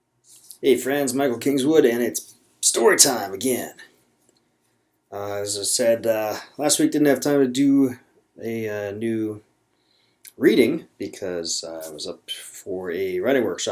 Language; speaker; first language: English; native; English